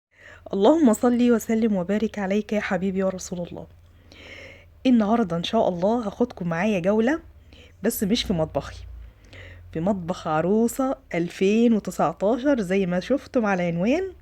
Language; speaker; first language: Arabic; native; Arabic